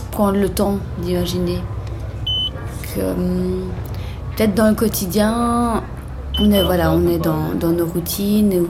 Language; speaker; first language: French; native; French